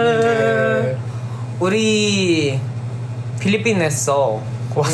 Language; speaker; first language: Korean; non-native, learner; Filipino